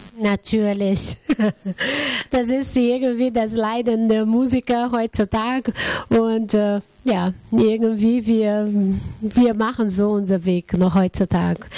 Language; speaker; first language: German; non-native, fluent; Portuguese